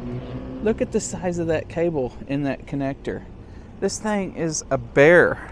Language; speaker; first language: English; native; English